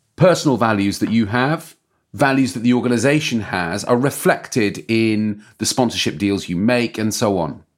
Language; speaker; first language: English; native; English